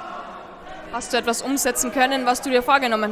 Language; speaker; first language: German; native; German